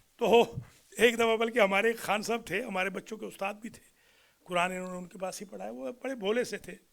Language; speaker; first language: Urdu; native; Urdu